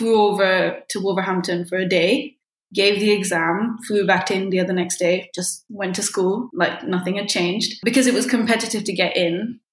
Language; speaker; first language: English; early bilingual, other home language; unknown